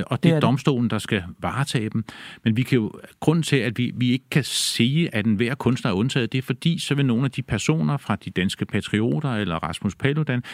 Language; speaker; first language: Danish; native; Danish